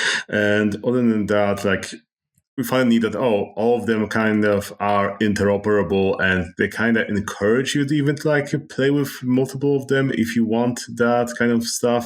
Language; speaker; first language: English; non-native, fluent; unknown